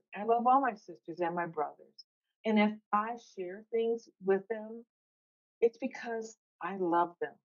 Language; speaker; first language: English; native; English